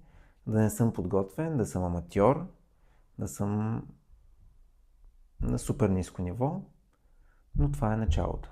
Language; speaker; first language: Bulgarian; native; Bulgarian